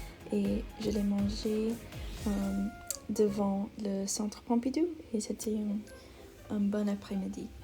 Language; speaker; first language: French; non-native, learner; English